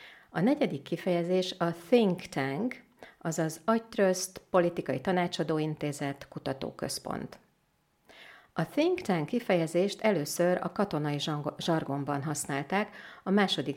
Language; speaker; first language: Hungarian; native; Hungarian